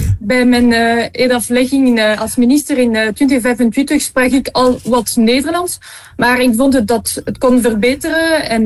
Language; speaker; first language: Dutch; non-native, local second language; French